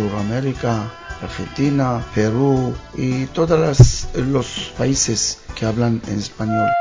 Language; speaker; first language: Spanish; non-native, learner; Hebrew